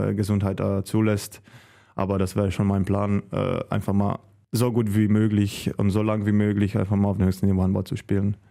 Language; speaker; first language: German; non-native, fluent; Czech